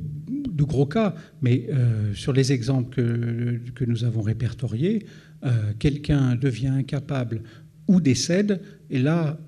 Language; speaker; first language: French; native; French